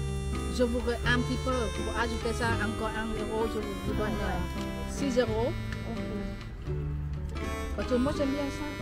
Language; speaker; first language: French; non-native, learner; Vietnamese